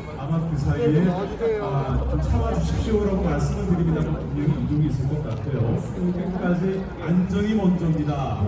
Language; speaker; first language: Korean; native; Korean